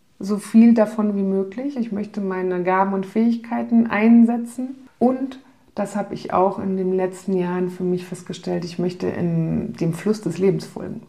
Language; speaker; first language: German; early bilingual, other home language; Polish